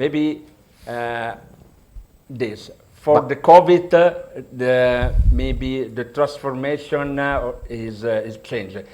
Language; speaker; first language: English; non-native, learner; Italian